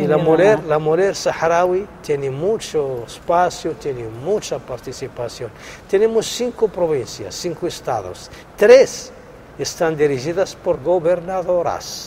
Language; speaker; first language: Spanish; non-native, local second language; Arabic